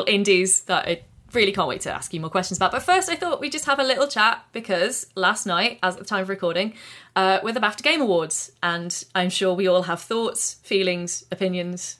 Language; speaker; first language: English; native; English